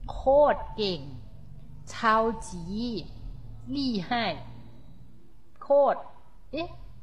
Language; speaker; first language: Thai; native; Thai